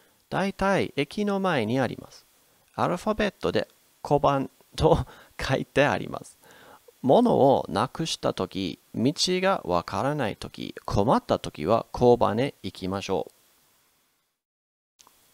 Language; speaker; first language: Japanese; non-native, fluent; English